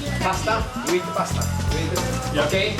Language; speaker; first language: English; non-native, learner; Italian